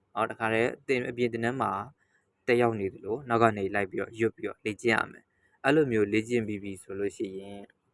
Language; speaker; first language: Burmese; native; Burmese